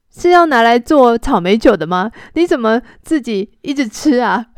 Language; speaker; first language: Chinese; native; Chinese